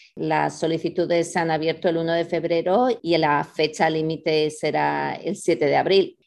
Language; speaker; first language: Spanish; native; Spanish